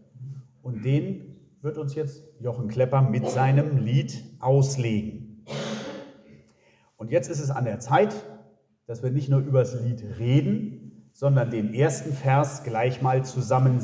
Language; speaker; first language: German; native; German